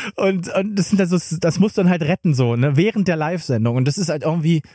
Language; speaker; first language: German; native; German